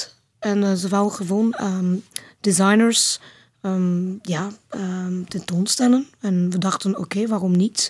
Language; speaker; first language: Dutch; non-native, learner; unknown